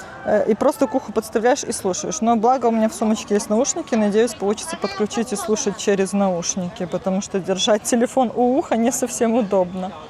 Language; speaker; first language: Russian; native; Russian